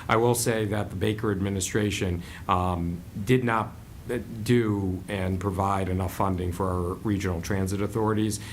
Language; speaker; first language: English; native; English